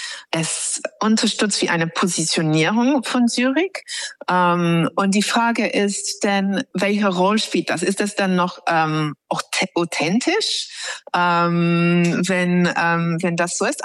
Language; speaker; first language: German; non-native, fluent; English